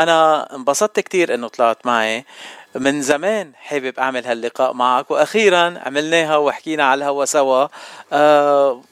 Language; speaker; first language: Arabic; native; Arabic